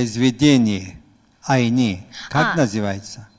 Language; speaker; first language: Russian; non-native, local second language; Tajik